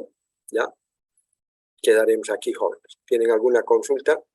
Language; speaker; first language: Spanish; native; Spanish